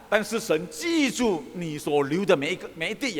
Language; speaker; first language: Chinese; early bilingual, heritage; Chinese